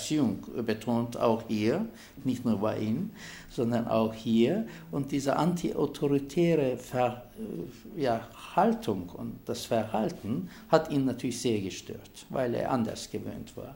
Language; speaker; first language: German; non-native, fluent; Turkish